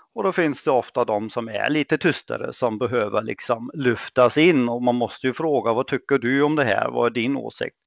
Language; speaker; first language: Swedish; non-native, fluent; German